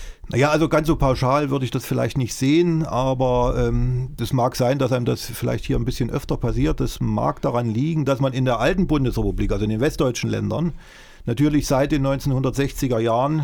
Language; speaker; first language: German; native; German